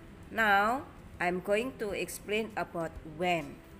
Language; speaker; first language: English; non-native, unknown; Indonesian